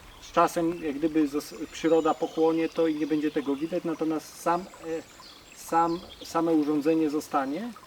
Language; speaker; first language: Polish; native; Polish